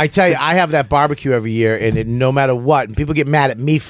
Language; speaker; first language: English; native; English